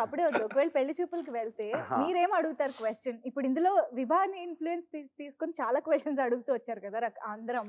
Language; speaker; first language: Telugu; native; Telugu